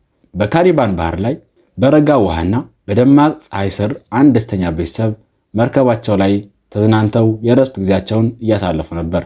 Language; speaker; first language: Amharic; native; Amharic